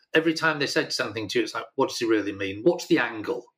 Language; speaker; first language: English; native; English